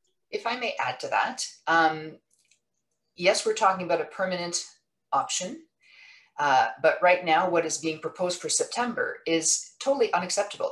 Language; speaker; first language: English; non-native, local second language; French